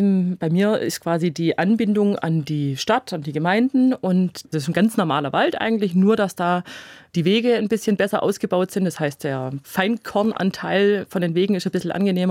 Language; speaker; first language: German; native; German